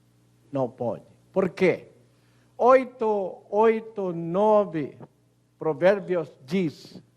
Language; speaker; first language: Portuguese; non-native, learner; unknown